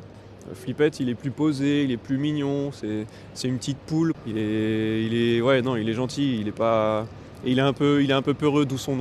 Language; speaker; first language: French; native; French